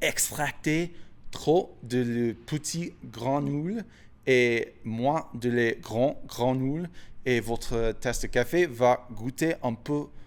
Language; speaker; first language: French; non-native, fluent; English